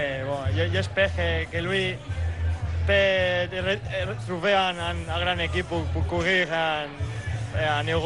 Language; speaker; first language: French; non-native, learner; Spanish